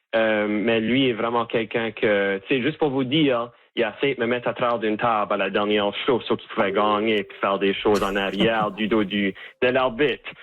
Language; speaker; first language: French; native; French